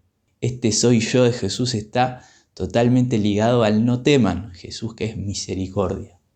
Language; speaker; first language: Spanish; native; Spanish